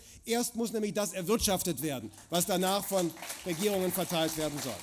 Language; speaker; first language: German; native; German